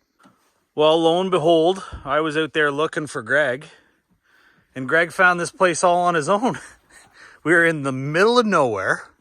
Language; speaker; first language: English; native; English